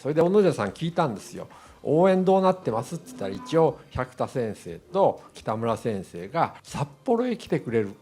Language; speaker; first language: Japanese; native; Japanese